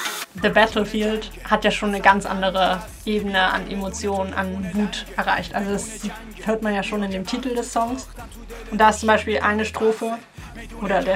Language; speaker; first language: German; native; German